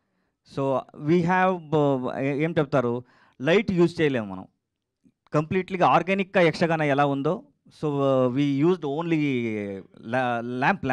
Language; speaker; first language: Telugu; non-native, learner; Kannada